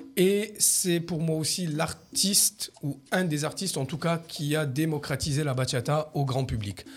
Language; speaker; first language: French; native; French